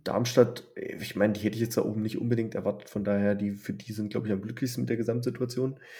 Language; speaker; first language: German; native; German